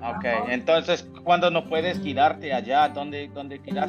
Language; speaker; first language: Spanish; non-native, learner; English